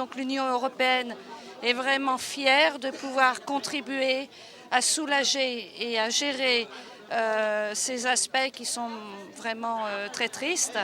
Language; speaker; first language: French; native; French